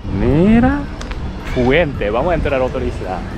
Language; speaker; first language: Spanish; non-native, learner; Japanese